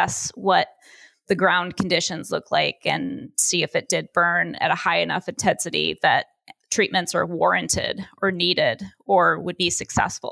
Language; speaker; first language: English; native; English